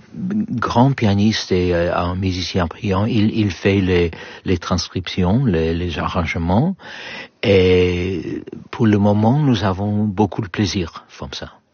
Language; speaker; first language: French; non-native, learner; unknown